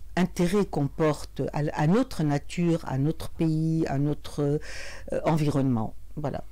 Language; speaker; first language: French; non-native, local second language; Arabic